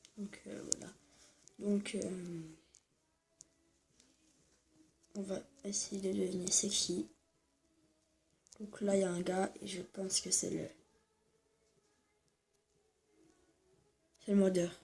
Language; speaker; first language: French; native; French